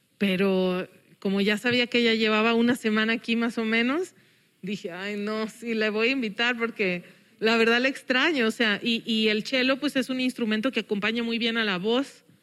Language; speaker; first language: Spanish; early bilingual, heritage; English